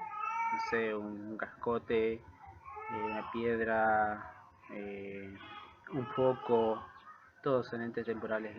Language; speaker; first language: Spanish; native; Spanish